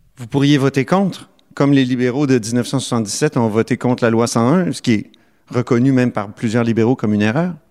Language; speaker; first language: French; native; French